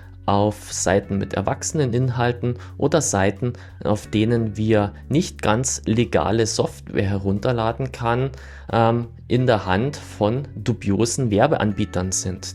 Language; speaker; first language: German; native; German